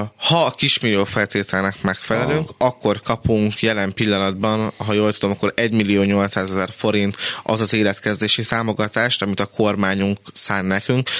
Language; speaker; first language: Hungarian; native; Hungarian